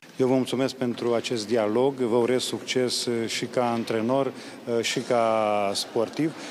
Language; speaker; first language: Romanian; native; Romanian